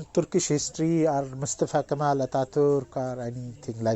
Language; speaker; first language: English; non-native, learner; Brahui